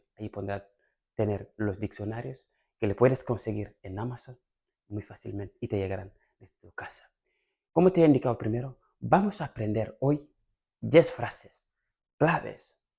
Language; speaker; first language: Spanish; non-native, fluent; Fula